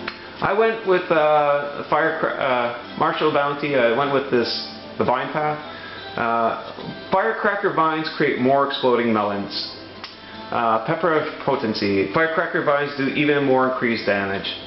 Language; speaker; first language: English; native; English